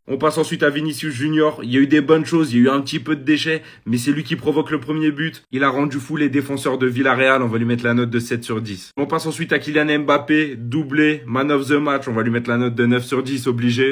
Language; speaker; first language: French; native; French